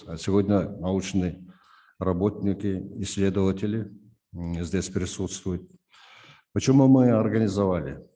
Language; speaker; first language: Russian; non-native, local second language; Kyrgyz